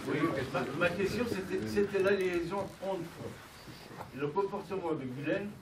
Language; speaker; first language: French; non-native, fluent; Arabic